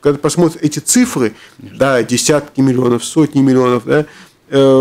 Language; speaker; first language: Russian; native; Russian